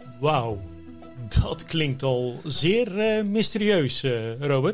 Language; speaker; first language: Dutch; native; Dutch